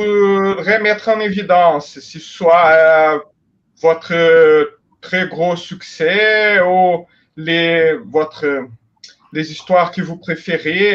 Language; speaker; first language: French; non-native, fluent; Portuguese